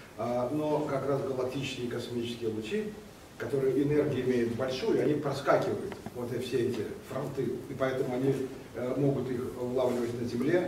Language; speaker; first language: Russian; native; Russian